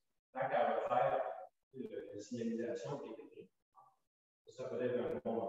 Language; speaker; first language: French; native; French